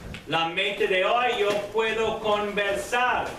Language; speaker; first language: Spanish; non-native, fluent; English